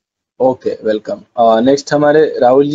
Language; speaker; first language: Hindi; native; Hindi